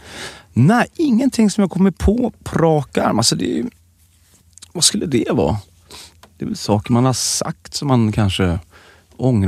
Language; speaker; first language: Swedish; native; Swedish